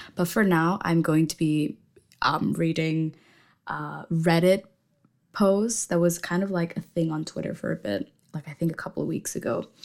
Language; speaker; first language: English; non-native, fluent; Indonesian